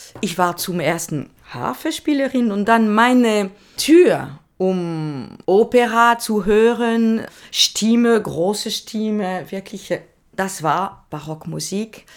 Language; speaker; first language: German; non-native, learner; French